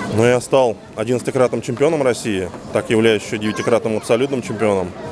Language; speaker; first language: Russian; native; Russian